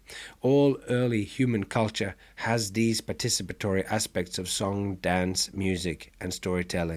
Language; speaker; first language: English; non-native, fluent; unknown